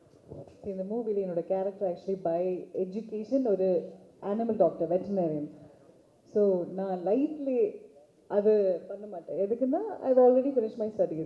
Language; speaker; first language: Tamil; early bilingual, heritage; Tamil